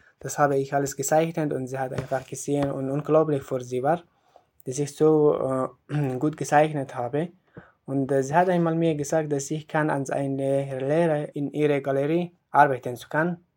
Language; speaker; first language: German; non-native, learner; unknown